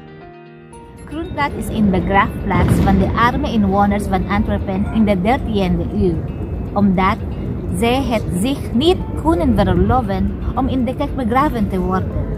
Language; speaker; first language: Dutch; non-native, learner; Filipino